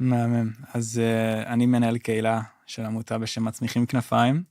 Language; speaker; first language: Hebrew; non-native, fluent; Dutch